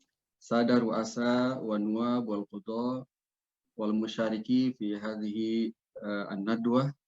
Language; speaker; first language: Arabic; non-native, fluent; Indonesian